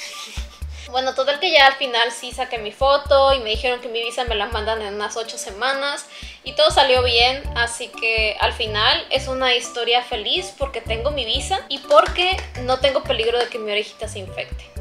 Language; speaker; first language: Spanish; native; Spanish